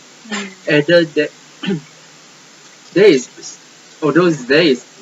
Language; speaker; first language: English; non-native, local second language; Malay